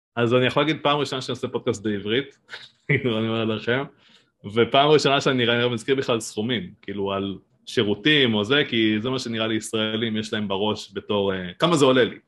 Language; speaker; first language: Hebrew; native; Hebrew